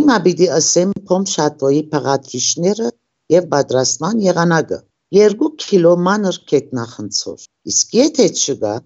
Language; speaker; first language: Armenian; early bilingual, heritage; Armenian